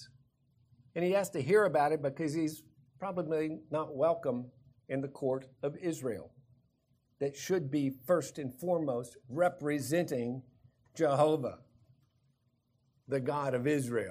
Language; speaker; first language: English; native; English